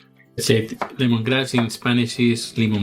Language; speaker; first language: English; non-native, learner; Spanish